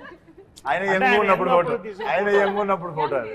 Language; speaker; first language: Telugu; native; Telugu